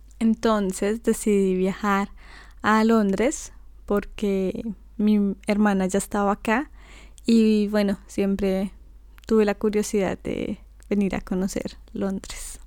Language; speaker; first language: Spanish; native; Spanish